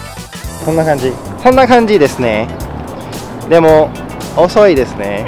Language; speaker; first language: Japanese; non-native, fluent; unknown